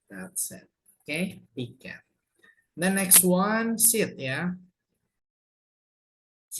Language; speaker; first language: English; non-native, fluent; Indonesian